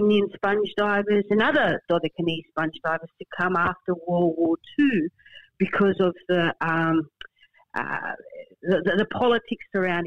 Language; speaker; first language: English; native; English